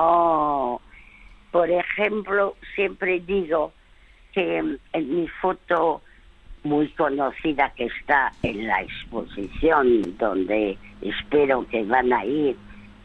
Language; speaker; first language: Spanish; early bilingual, other home language; French